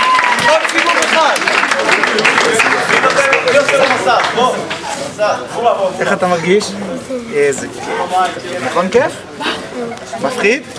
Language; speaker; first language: Hebrew; native; Hebrew